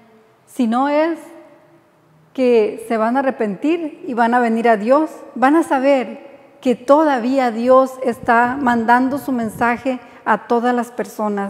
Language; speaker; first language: Spanish; native; Spanish